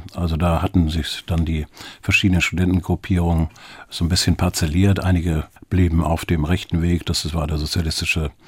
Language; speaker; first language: German; native; German